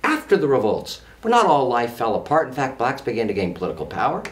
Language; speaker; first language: English; native; English